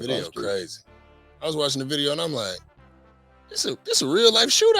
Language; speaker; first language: English; native; English